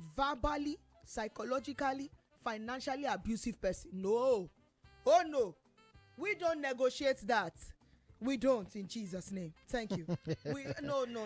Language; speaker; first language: Nigerian Pidgin; native; Nigerian Pidgin